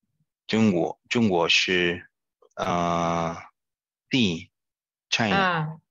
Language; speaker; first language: Chinese; non-native, learner; Spanish